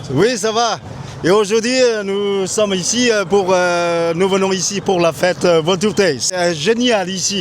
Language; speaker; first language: French; non-native, learner; Chinese